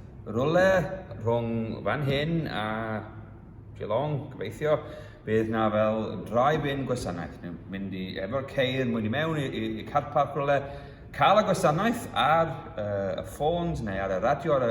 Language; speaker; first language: Welsh; early bilingual, heritage; Welsh